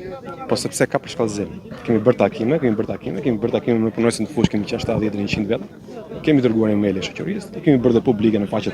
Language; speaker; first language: Albanian; native; Albanian